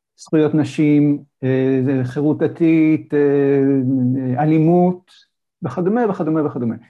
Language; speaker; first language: Hebrew; native; Hebrew